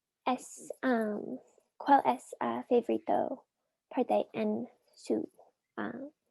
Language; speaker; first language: Spanish; non-native, learner; English